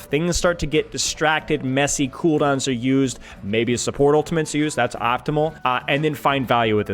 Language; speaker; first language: English; native; English